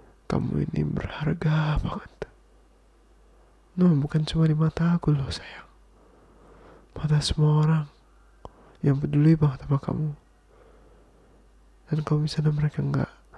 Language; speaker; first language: Indonesian; early bilingual, heritage; Indonesian